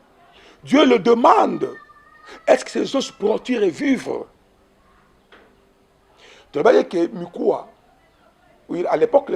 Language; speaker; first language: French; non-native, local second language; Lingala